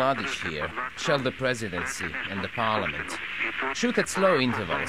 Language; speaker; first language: English; non-native, fluent; Sidamo